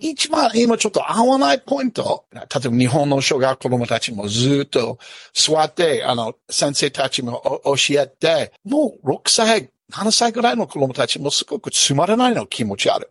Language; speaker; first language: Japanese; non-native, fluent; English